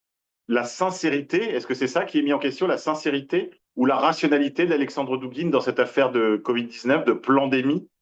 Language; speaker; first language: French; native; French